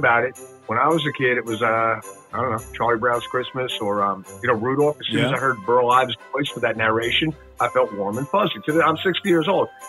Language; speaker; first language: English; native; English